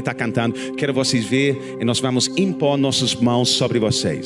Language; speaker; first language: Portuguese; non-native, learner; English